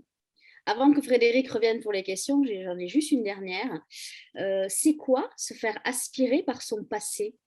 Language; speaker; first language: French; native; French